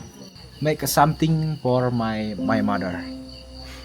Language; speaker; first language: English; non-native, learner; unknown